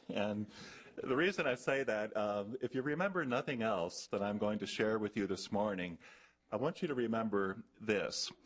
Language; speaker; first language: English; native; English